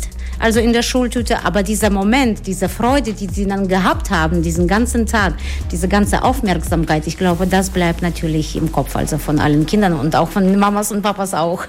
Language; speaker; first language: German; non-native, fluent; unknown